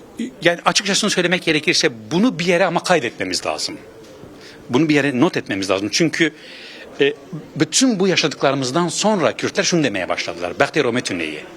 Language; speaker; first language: Turkish; non-native, local second language; Kurdish